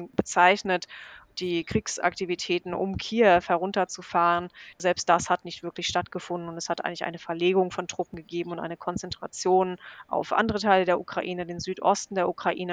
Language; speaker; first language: German; native; German